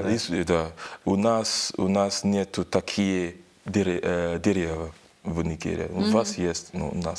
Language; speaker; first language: Russian; non-native, learner; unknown